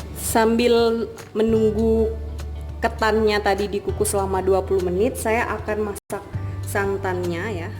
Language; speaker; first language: Indonesian; native; Indonesian